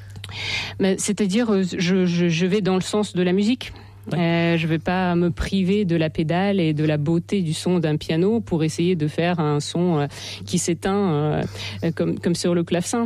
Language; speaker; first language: French; non-native, fluent; Russian